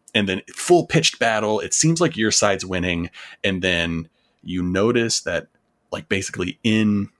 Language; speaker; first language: English; native; English